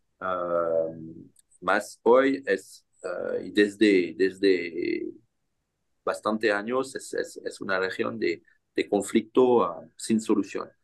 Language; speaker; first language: Spanish; non-native, fluent; French